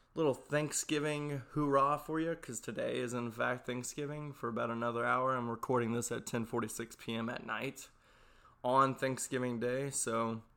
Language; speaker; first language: English; native; English